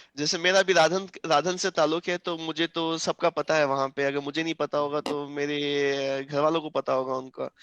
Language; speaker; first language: Urdu; non-native, local second language; Sindhi